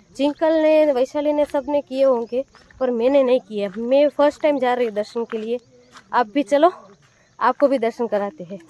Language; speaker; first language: Hindi; non-native, local second language; Gujarati